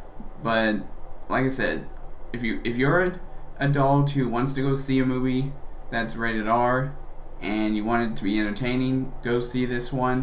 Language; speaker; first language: English; native; English